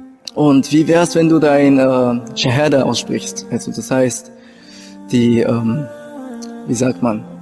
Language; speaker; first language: German; early bilingual, other home language; Japanese